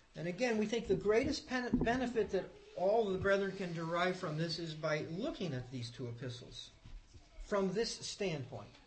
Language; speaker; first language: English; native; English